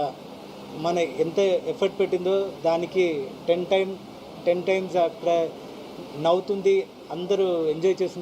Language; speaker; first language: Telugu; non-native, learner; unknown